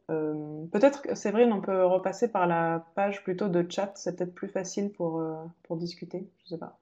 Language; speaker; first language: French; native; French